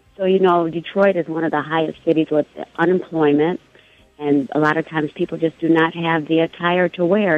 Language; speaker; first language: English; native; English